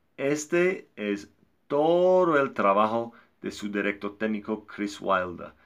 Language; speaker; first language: Spanish; non-native, fluent; English